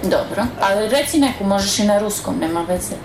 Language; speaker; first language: Croatian; native; Croatian